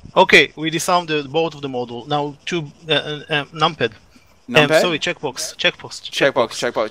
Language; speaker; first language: English; non-native, fluent; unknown